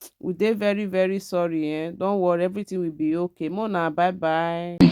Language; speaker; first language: Nigerian Pidgin; native; Nigerian Pidgin